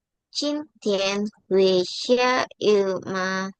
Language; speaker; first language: Chinese; non-native, learner; Indonesian